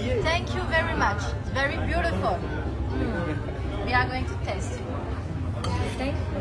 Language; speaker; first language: English; non-native, learner; French